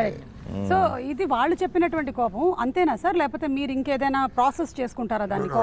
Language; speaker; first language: Telugu; native; Telugu